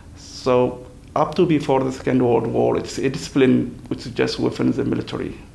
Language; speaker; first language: English; non-native, fluent; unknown